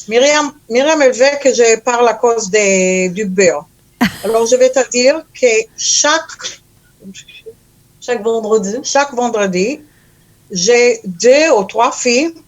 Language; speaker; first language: French; non-native, learner; Hebrew